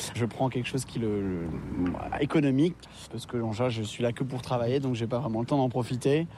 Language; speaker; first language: French; native; French